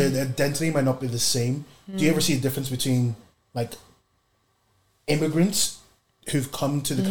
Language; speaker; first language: English; native; English